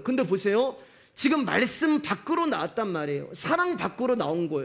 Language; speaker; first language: Korean; native; Korean